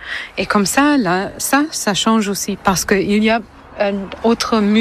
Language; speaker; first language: French; non-native, fluent; German